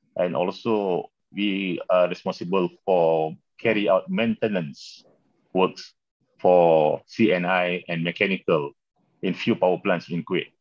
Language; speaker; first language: English; non-native, local second language; Malay